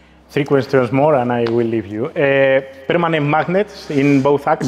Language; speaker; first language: English; non-native, fluent; Spanish